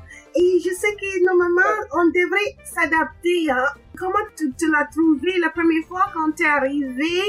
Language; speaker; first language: French; non-native, learner; English